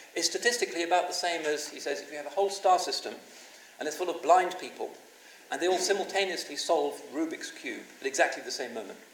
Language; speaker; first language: English; native; English